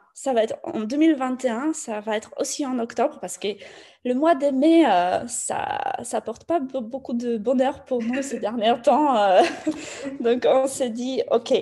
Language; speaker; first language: French; non-native, fluent; Polish